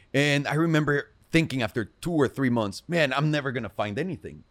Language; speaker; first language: English; non-native, fluent; Spanish